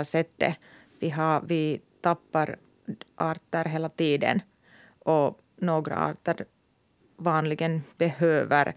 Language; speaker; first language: Swedish; non-native, local second language; Finnish